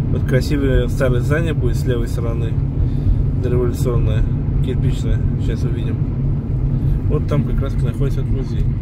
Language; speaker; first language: Russian; non-native, local second language; Tatar